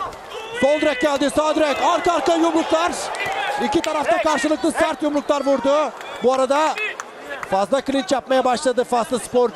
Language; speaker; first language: Turkish; native; Turkish